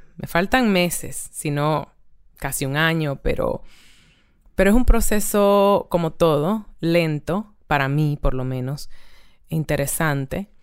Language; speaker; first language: Spanish; native; Spanish